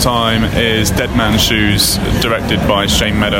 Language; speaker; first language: English; native; English